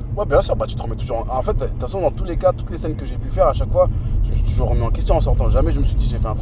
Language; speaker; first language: French; native; French